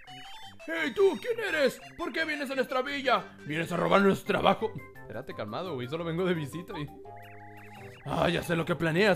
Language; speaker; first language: Spanish; native; Spanish